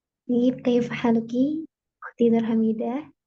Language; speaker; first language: Arabic; non-native, fluent; Indonesian